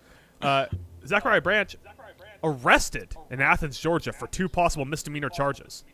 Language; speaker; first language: English; native; English